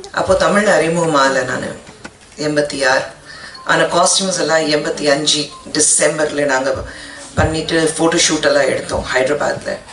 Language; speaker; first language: Tamil; non-native, fluent; Hindi